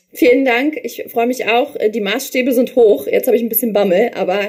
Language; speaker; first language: German; early bilingual, other home language; Russian